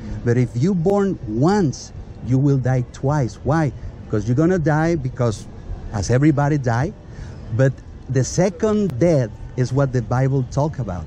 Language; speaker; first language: English; non-native, fluent; Spanish